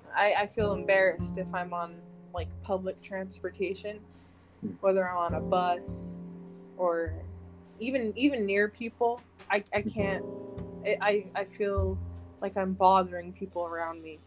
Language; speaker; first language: English; early bilingual, heritage; English